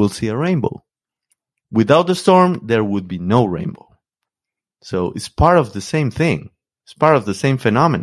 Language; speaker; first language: English; non-native, fluent; Spanish